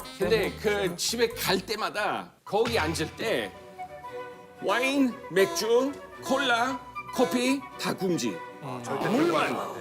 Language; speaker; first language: Korean; non-native, fluent; English